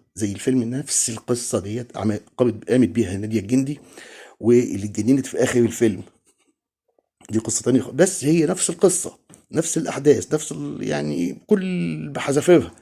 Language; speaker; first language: Arabic; native; Arabic